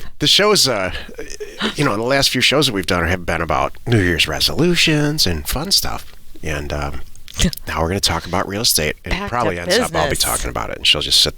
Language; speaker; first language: English; native; English